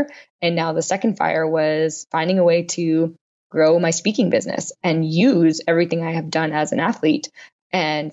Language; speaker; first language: English; native; English